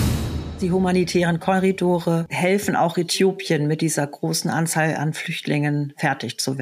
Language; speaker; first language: German; native; German